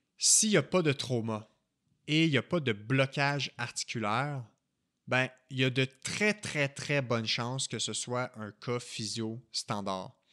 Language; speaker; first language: French; native; French